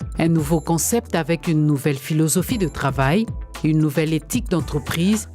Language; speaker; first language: French; non-native, local second language; Lingala